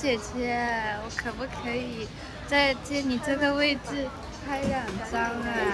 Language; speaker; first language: Chinese; non-native, local second language; Cantonese